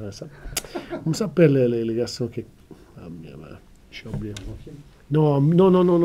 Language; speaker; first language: French; non-native, fluent; Italian